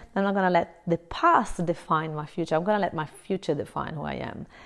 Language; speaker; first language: English; non-native, fluent; Italian